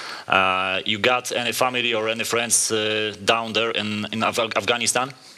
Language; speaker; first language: English; non-native, fluent; Polish